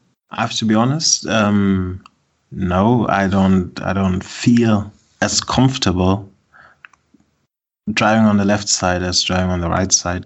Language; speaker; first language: English; non-native, fluent; German